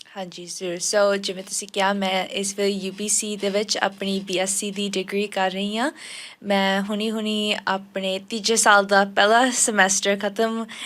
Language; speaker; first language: Punjabi; early bilingual, heritage; Punjabi